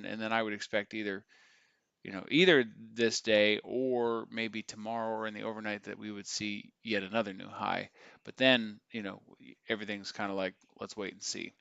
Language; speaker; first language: English; native; English